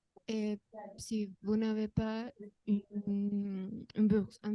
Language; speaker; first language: French; non-native, learner; Spanish